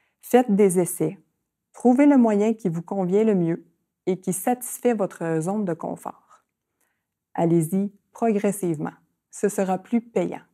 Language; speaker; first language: French; native; French